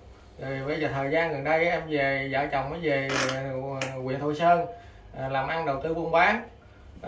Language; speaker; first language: Vietnamese; native; Vietnamese